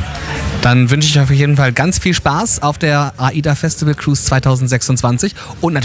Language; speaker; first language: German; native; German